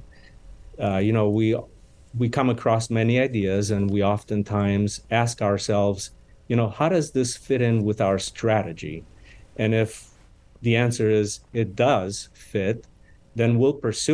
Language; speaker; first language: English; non-native, fluent; Romanian